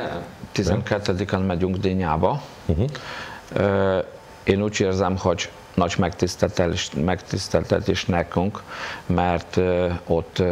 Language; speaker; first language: Hungarian; non-native, fluent; Polish